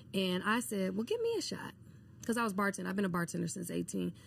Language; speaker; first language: English; native; English